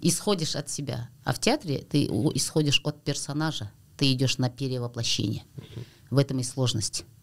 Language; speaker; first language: Russian; non-native, local second language; Kazakh